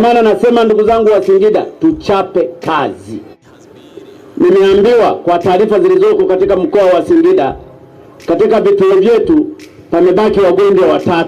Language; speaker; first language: Swahili; native; Swahili